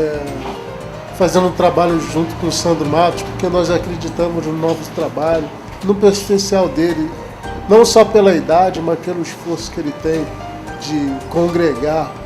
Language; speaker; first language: Portuguese; native; Portuguese